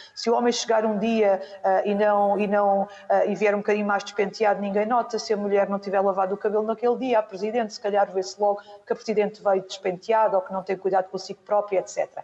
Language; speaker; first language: Portuguese; native; Portuguese